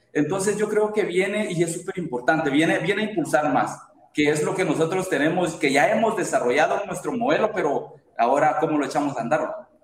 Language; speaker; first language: Spanish; native; Spanish